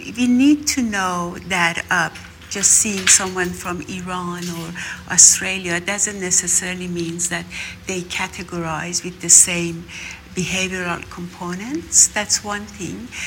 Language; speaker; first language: English; non-native, fluent; Persian